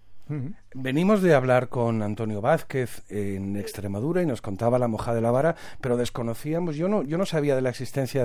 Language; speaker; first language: Spanish; native; Spanish